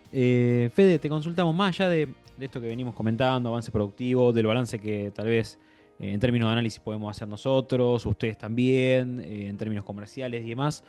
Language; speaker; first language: Spanish; native; Spanish